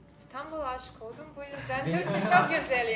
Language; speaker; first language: Turkish; non-native, learner; Russian